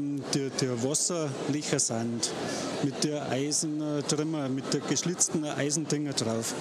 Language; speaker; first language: German; native; German